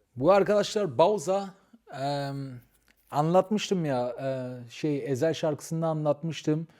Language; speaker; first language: Turkish; early bilingual, heritage; Turkish